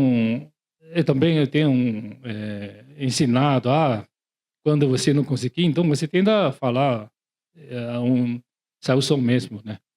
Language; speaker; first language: Portuguese; non-native, learner; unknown